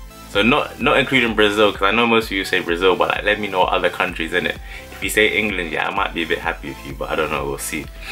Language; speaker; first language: English; native; English